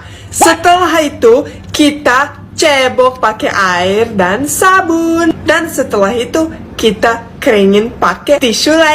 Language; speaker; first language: Indonesian; non-native, fluent; Bosnian